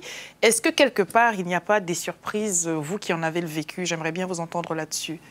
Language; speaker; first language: French; native; French